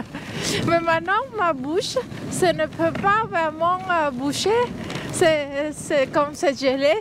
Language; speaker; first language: French; non-native, learner; Thai